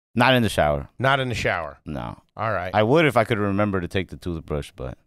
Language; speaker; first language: English; native; English